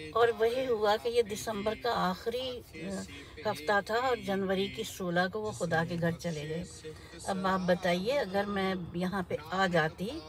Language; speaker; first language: Urdu; native; Urdu